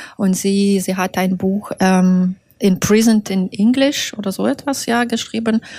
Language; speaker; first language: German; non-native, fluent; Russian